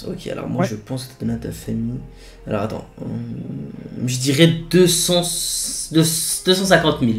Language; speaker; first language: French; native; French